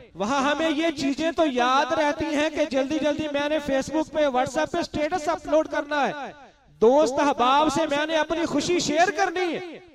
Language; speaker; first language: Urdu; non-native, local second language; Punjabi